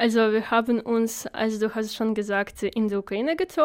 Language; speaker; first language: German; non-native, learner; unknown